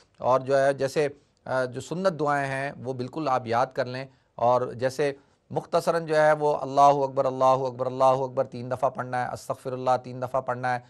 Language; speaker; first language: Urdu; native; Urdu